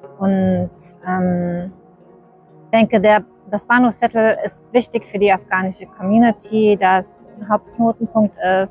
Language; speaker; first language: German; early bilingual, other home language; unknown